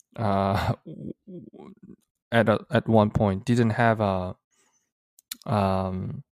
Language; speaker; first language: English; early bilingual, other home language; Korean